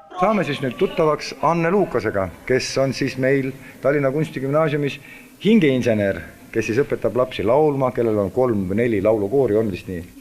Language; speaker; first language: Estonian; native; Estonian